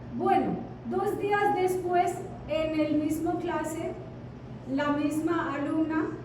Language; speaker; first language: Spanish; non-native, fluent; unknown